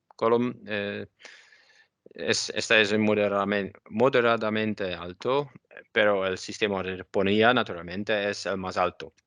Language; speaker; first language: Spanish; non-native, learner; Dutch